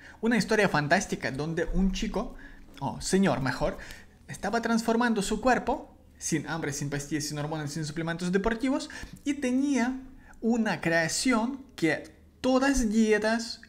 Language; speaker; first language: Spanish; non-native, learner; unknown